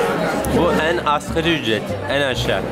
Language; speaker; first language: Turkish; native; Turkish